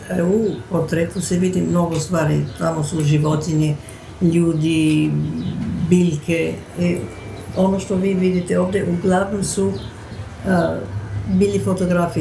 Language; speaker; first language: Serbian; early bilingual, heritage; Serbian